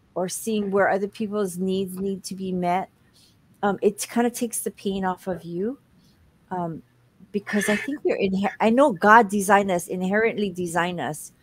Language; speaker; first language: English; native; English